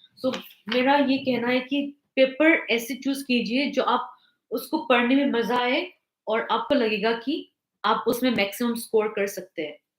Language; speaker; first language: Hindi; non-native, local second language; Manipuri